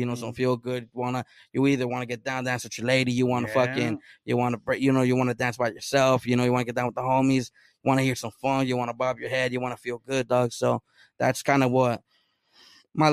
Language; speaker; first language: English; early bilingual, other home language; Spanish